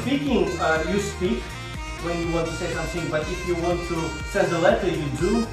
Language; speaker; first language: English; non-native, learner; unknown